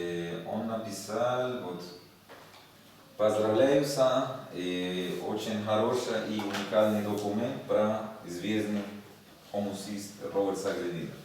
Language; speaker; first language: Russian; non-native, learner; Spanish